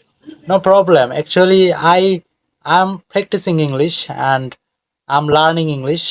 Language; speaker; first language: English; non-native, fluent; Bangla